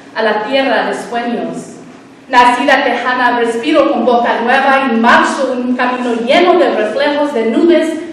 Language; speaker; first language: Spanish; early bilingual, heritage; Spanish